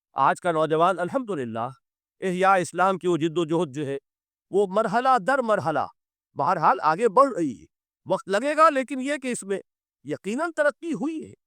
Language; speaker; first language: Urdu; native; Urdu